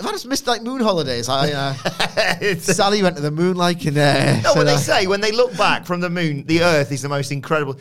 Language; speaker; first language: English; native; English